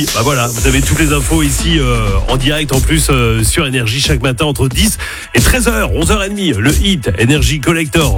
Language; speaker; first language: French; native; French